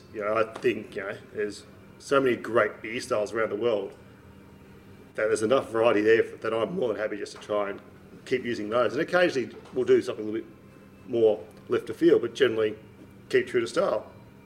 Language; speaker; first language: English; native; English